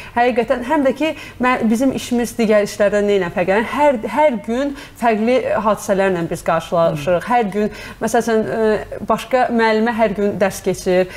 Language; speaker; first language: Azerbaijani; native; Azerbaijani